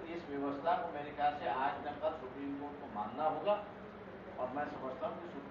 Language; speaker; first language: Hindi; non-native, local second language; Marathi